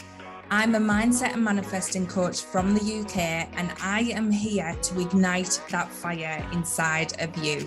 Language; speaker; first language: English; native; English